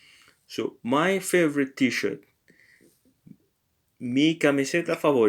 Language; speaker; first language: Spanish; non-native, learner; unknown